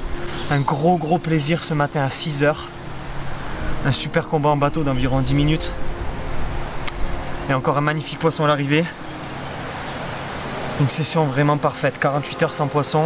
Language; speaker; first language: French; native; French